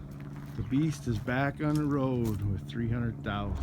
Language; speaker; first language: English; native; English